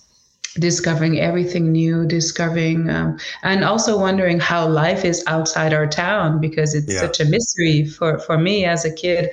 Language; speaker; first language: English; non-native, fluent; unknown